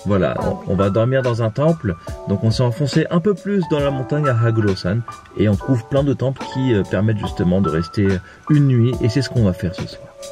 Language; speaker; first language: French; native; French